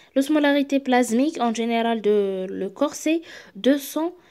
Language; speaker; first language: French; non-native, local second language; Arabic